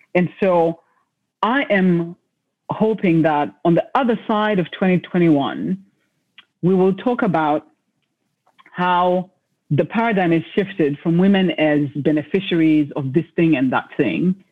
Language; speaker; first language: English; non-native, local second language; Shona